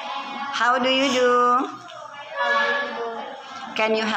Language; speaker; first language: English; non-native, learner; Indonesian